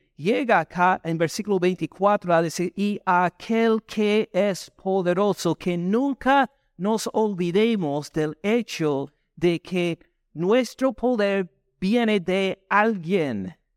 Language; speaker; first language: Spanish; non-native, fluent; English